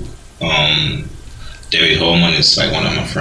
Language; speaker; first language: English; non-native, local second language; Igbo